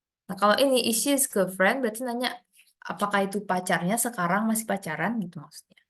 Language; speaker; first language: Indonesian; native; Indonesian